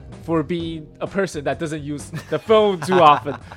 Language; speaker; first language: English; early bilingual, other home language; Chinese